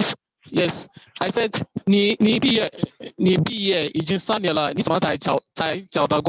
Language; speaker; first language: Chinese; non-native, learner; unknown